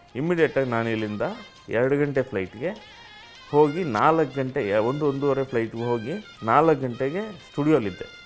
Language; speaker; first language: Kannada; native; Kannada